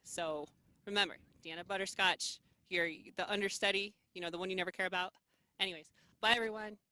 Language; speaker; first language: English; native; English